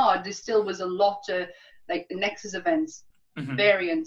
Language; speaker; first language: English; native; English